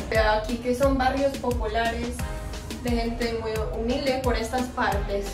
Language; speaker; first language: Spanish; non-native, fluent; English